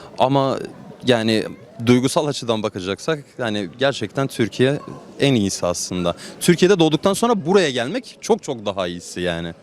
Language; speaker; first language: Turkish; native; Turkish